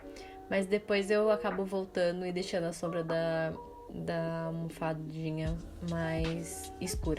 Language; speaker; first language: Portuguese; native; Portuguese